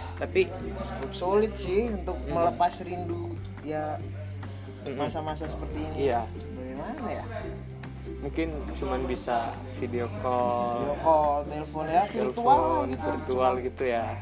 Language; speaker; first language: Indonesian; native; Indonesian